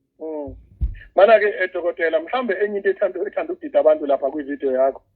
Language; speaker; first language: Zulu; native; Zulu